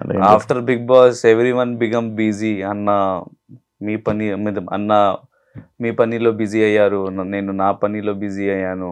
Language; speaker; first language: Telugu; non-native, local second language; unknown